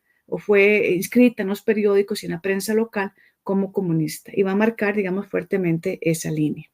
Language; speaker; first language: Spanish; native; Spanish